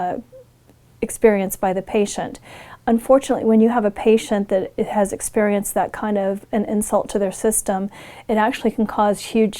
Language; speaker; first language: English; native; English